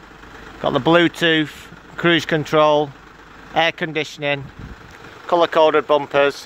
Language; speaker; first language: English; native; English